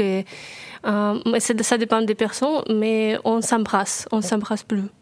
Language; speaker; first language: French; non-native, learner; Russian